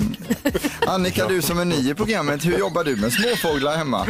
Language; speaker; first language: Swedish; native; Swedish